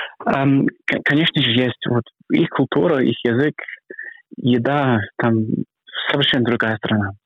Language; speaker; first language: Russian; non-native, fluent; English